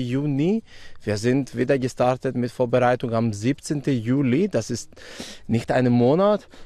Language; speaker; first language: German; non-native, fluent; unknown